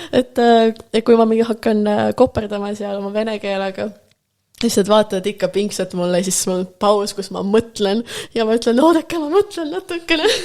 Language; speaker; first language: Estonian; non-native, local second language; Russian